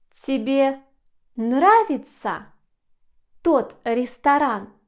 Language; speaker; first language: Russian; non-native, fluent; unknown